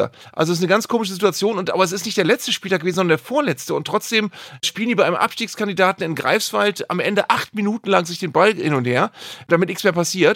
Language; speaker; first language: German; native; German